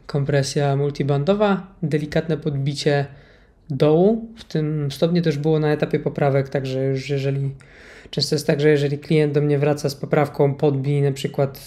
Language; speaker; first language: Polish; native; Polish